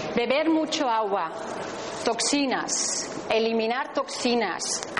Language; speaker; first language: Spanish; non-native, fluent; Dutch